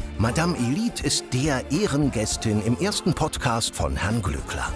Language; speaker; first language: German; native; German